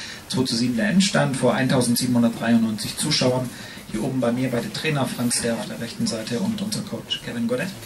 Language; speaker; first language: German; native; German